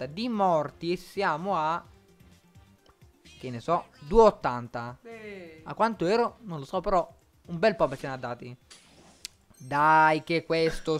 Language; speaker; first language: Italian; native; Italian